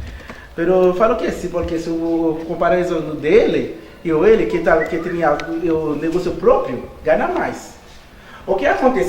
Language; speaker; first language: Portuguese; non-native, learner; Haitian Creole